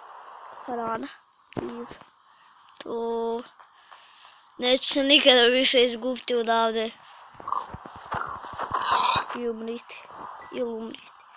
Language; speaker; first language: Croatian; early bilingual, heritage; Bosnian